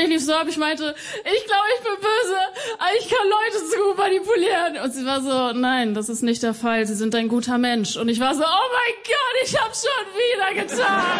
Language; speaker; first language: German; early bilingual, other home language; Spanish